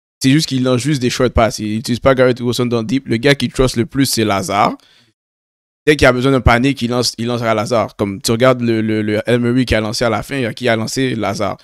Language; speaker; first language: French; native; French